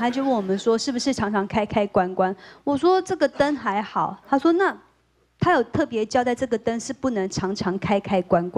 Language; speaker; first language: Chinese; native; Chinese